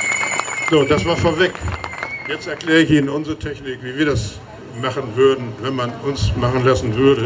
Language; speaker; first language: German; native; German